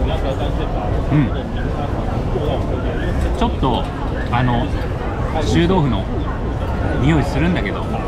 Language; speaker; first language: Japanese; native; Japanese